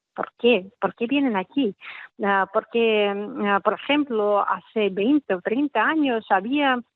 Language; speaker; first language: Spanish; non-native, fluent; Russian